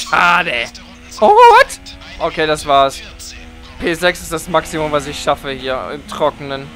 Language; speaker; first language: German; native; German